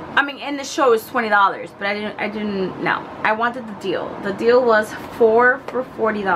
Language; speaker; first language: English; native; English